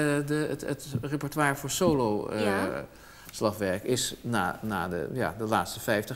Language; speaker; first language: Dutch; native; Dutch